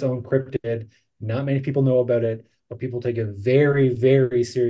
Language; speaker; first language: English; native; English